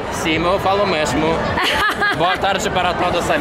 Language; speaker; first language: Portuguese; non-native, learner; Russian